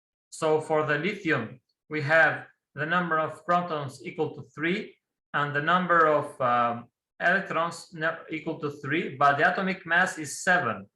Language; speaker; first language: English; non-native, fluent; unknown